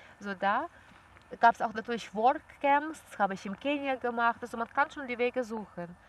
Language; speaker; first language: German; non-native, fluent; Russian